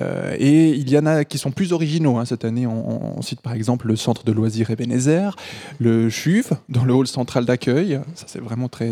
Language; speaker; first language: French; native; French